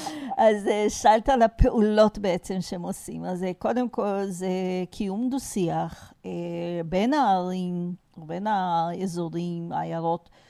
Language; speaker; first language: Hebrew; non-native, fluent; Portuguese